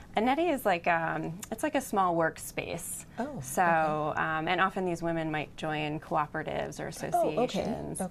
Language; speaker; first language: English; native; English